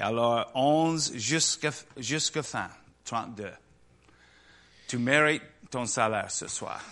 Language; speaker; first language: French; non-native, learner; English